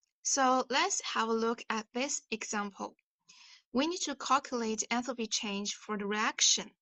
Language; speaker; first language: English; non-native, fluent; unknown